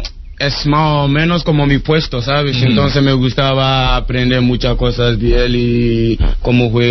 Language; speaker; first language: Spanish; non-native, learner; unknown